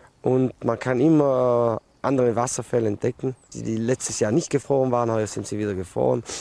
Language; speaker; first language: German; native; German